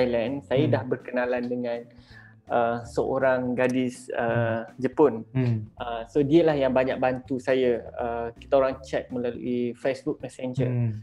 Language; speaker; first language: Malay; native; Malay